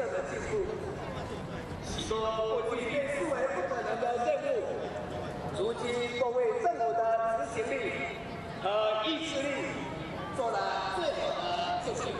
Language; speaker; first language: Chinese; native; Chinese